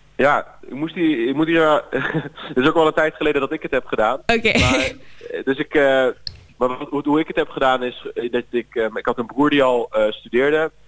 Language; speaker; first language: Dutch; native; Dutch